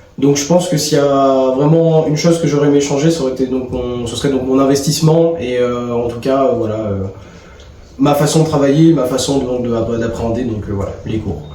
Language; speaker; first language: French; native; French